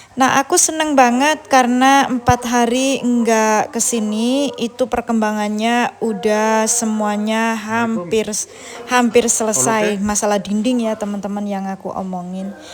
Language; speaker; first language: Indonesian; native; Indonesian